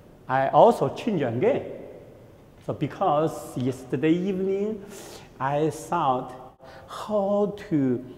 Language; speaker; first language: English; non-native, learner; Chinese